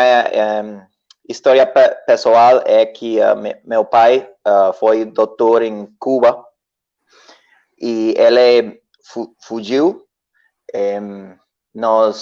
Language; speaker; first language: Portuguese; non-native, learner; Spanish